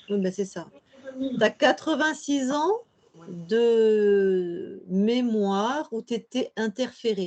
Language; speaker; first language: French; native; French